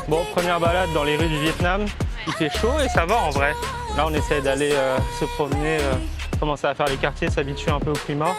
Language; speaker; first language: French; native; French